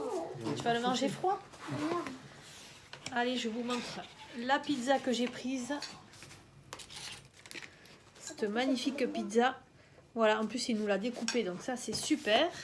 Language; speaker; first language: French; native; French